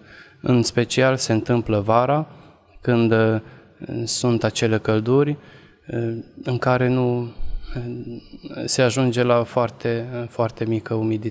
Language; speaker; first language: Romanian; non-native, local second language; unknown